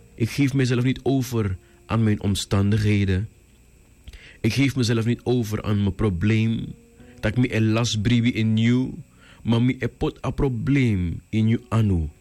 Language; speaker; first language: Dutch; native; Dutch